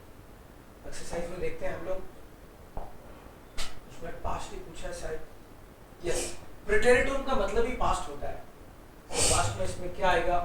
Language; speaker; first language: Hindi; native; Hindi